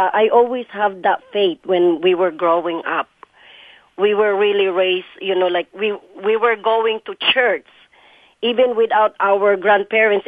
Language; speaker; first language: English; non-native, local second language; Cebuano